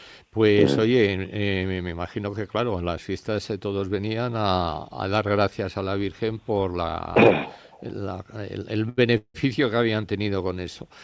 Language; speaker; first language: Spanish; native; Spanish